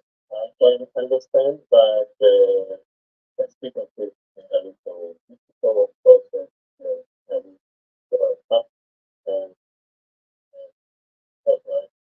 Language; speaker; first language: English; non-native, learner; Spanish